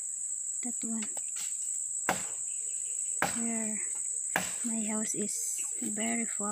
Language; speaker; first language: English; non-native, learner; Filipino